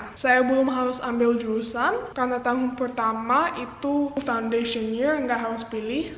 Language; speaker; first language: Indonesian; non-native, local second language; English